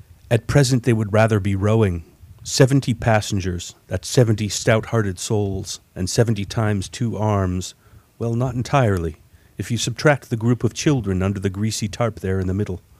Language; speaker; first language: English; native; English